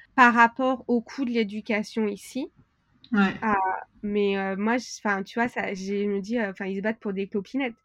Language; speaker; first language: French; native; French